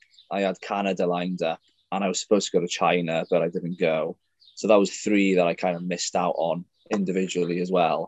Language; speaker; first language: English; native; English